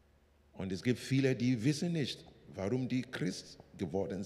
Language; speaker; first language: German; non-native, learner; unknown